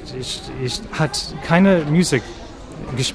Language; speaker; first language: German; non-native, learner; English